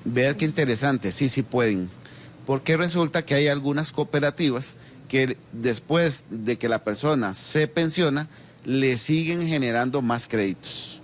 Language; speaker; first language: Spanish; native; Spanish